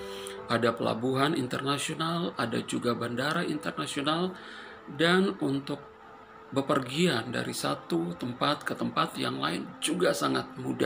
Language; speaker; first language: Indonesian; non-native, fluent; Persian